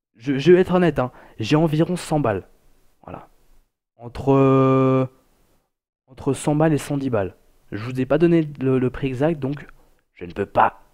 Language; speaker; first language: French; native; French